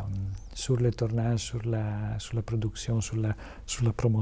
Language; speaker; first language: French; non-native, fluent; Italian